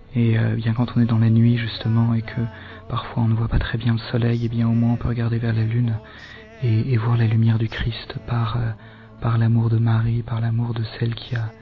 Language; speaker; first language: French; native; French